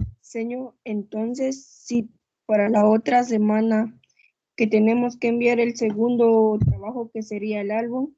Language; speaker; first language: Spanish; native; Spanish